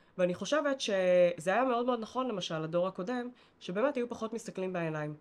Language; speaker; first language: Hebrew; native; Hebrew